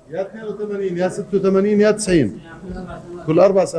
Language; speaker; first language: Arabic; native; Arabic